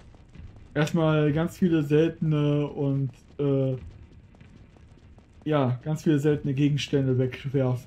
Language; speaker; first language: German; native; German